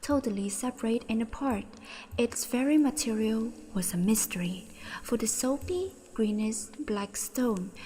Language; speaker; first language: English; non-native, learner; Vietnamese